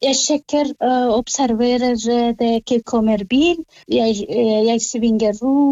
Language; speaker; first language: Norwegian; non-native, learner; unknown